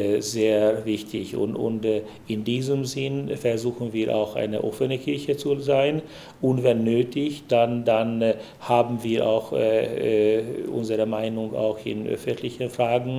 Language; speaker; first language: German; non-native, fluent; Hungarian